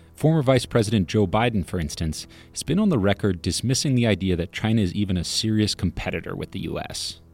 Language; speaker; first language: English; non-native, fluent; Chinese